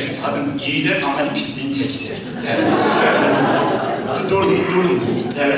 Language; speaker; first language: Turkish; native; Turkish